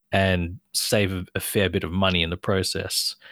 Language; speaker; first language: English; native; English